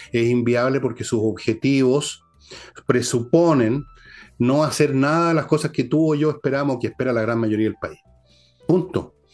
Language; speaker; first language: Spanish; native; Spanish